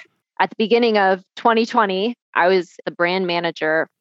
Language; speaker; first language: English; native; English